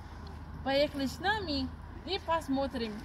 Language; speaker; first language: Russian; non-native, learner; English